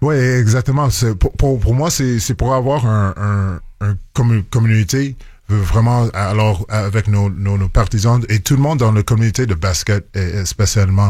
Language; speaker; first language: French; non-native, local second language; English